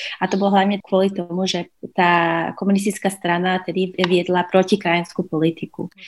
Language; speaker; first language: Slovak; early bilingual, heritage; Slovak